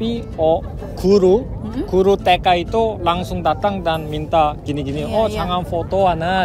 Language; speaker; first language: Indonesian; non-native, fluent; Korean